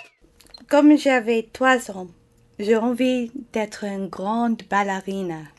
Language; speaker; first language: French; non-native, learner; English